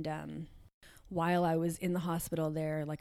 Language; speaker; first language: English; native; English